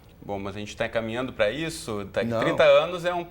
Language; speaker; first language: Portuguese; native; Portuguese